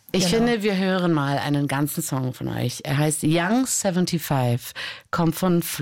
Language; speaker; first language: German; native; German